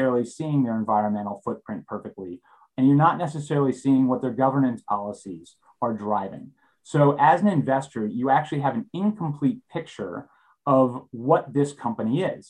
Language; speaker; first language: English; native; English